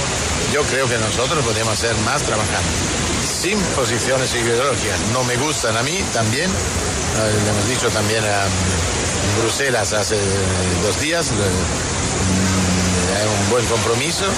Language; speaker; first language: Spanish; non-native, fluent; Italian